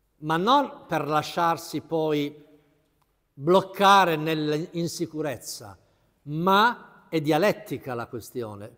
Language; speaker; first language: Italian; native; Italian